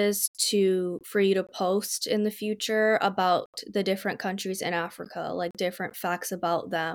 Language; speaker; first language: English; native; English